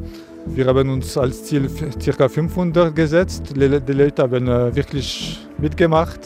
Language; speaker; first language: German; non-native, local second language; French